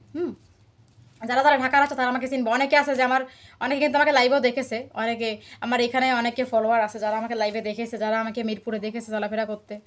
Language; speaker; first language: Bangla; native; Bangla